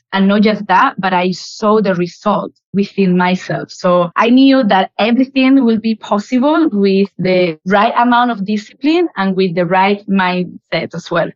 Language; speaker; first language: English; non-native, fluent; Spanish